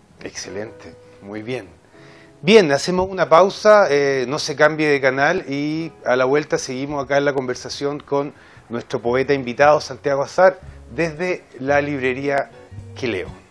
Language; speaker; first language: Spanish; native; Spanish